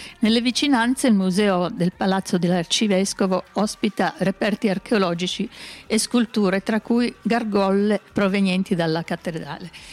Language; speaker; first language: Italian; native; Italian